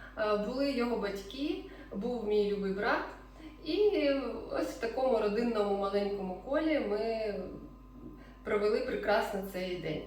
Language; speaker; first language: Ukrainian; non-native, local second language; Russian